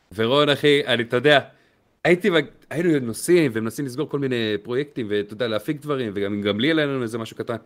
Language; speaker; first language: Hebrew; native; Hebrew